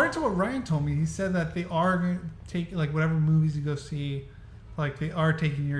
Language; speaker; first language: English; native; English